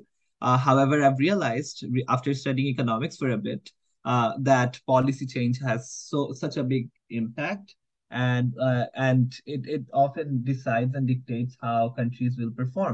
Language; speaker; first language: English; non-native, local second language; Bangla